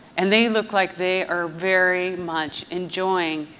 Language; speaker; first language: English; native; English